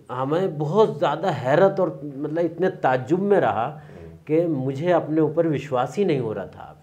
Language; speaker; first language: Hindi; native; Hindi